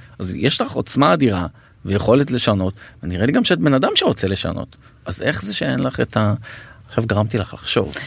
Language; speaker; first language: Hebrew; native; Hebrew